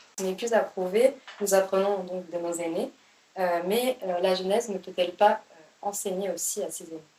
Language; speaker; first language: French; native; French